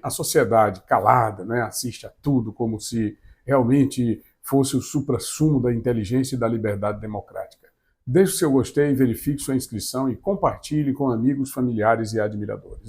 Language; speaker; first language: Portuguese; native; Portuguese